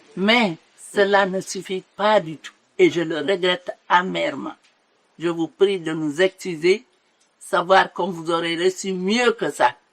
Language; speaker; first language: French; non-native, local second language; Mandingo